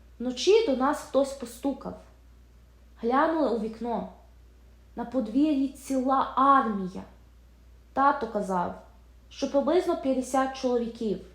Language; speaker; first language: Ukrainian; early bilingual, heritage; Ukrainian